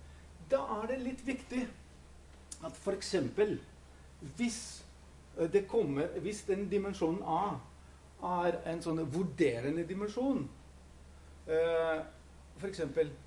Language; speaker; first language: Norwegian; non-native, fluent; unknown